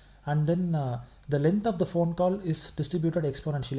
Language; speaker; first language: English; non-native, local second language; Tamil